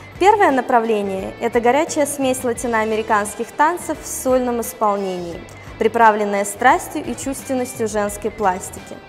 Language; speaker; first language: Russian; native; Russian